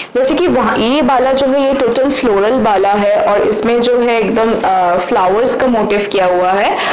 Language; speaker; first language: Hindi; non-native, local second language; Bangla